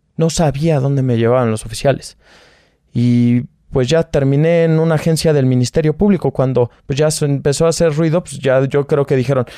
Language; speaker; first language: Spanish; native; Spanish